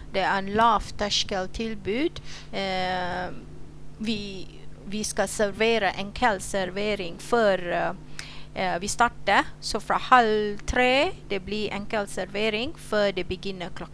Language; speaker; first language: Norwegian; non-native, fluent; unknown